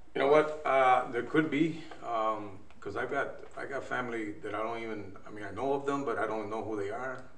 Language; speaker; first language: English; native; English